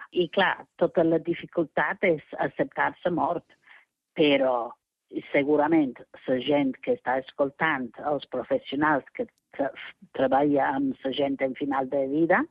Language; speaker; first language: Catalan; non-native, fluent; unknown